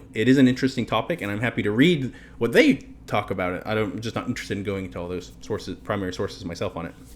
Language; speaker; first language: English; native; English